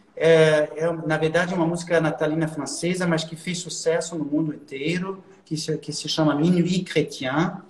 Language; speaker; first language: Portuguese; non-native, fluent; German